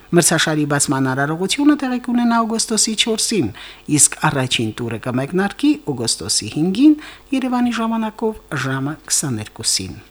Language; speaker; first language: Armenian; native; Armenian